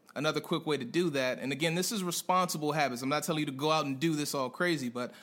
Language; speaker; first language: English; native; English